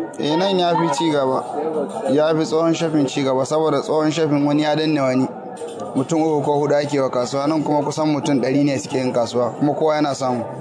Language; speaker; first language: Hausa; native; Hausa